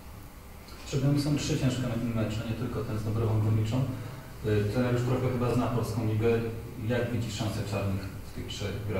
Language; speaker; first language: Polish; native; Polish